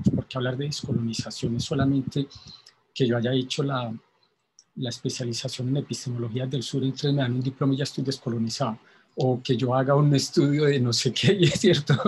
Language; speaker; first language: Spanish; native; Spanish